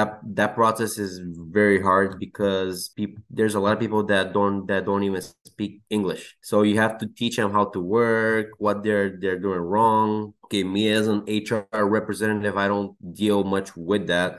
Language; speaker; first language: English; non-native, fluent; Bulgarian